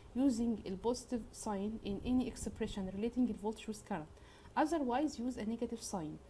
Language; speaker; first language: English; non-native, fluent; Arabic